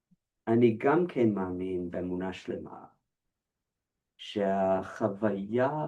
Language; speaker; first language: Hebrew; non-native, fluent; English